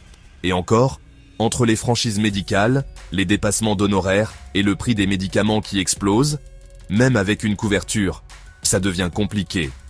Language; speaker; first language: French; native; French